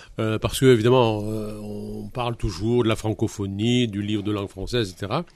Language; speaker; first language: French; native; French